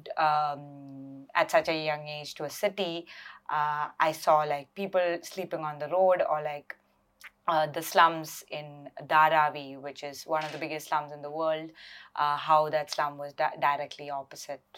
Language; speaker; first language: English; non-native, local second language; Malayalam